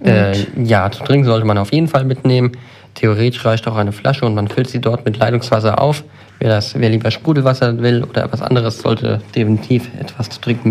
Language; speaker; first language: German; native; German